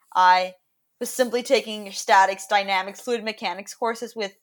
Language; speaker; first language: English; native; English